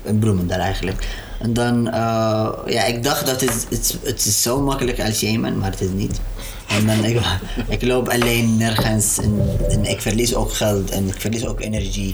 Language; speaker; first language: Dutch; non-native, learner; Arabic